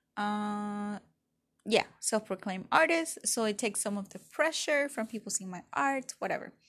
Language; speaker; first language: English; early bilingual, other home language; Spanish